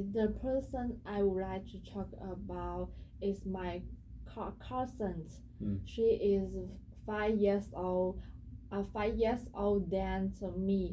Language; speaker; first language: English; non-native, learner; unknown